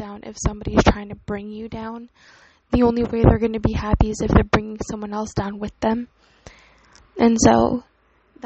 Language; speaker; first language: English; native; English